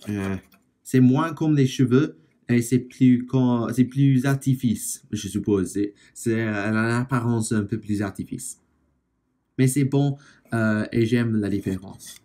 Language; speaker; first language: French; non-native, fluent; English